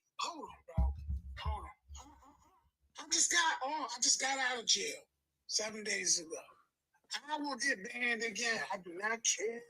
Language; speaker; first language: English; native; English